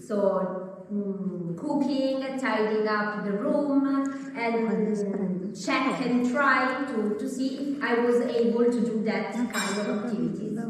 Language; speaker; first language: English; non-native, fluent; Italian